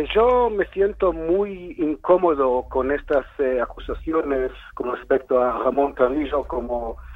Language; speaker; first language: Spanish; non-native, fluent; Hebrew